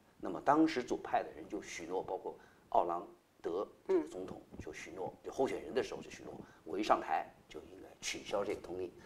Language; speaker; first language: Chinese; native; Chinese